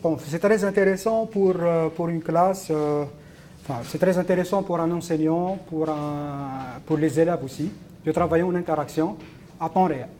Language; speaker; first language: French; non-native, local second language; Arabic